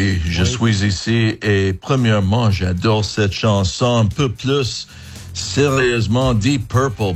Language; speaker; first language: French; non-native, learner; English